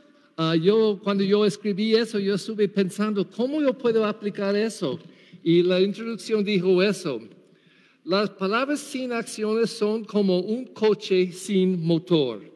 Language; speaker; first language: Spanish; non-native, learner; English